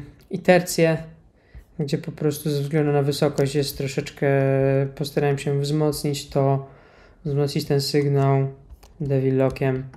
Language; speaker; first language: Polish; native; Polish